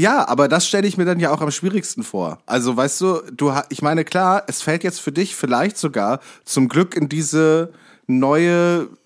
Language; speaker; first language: German; native; German